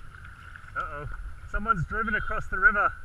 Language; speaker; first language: English; native; English